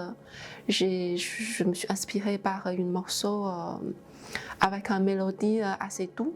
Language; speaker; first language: French; non-native, fluent; Chinese